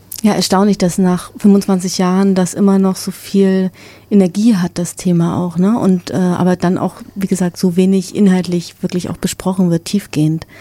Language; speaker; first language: German; native; German